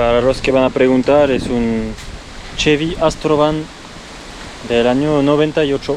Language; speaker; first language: Spanish; non-native, learner; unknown